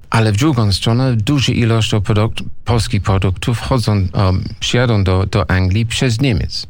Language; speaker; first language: Polish; non-native, fluent; English